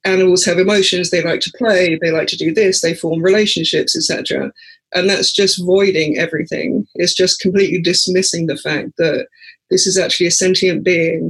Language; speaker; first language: English; native; English